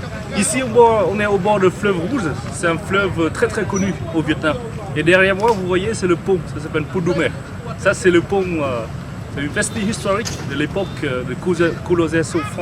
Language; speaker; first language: French; non-native, fluent; Vietnamese